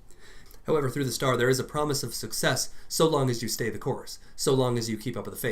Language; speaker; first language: English; native; English